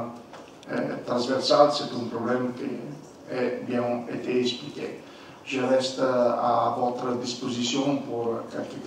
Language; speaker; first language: French; non-native, learner; Italian